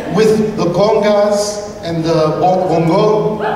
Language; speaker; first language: English; early bilingual, other home language; Spanish